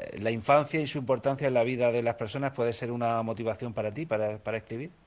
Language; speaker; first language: Spanish; native; Spanish